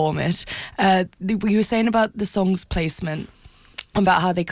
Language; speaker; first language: English; native; English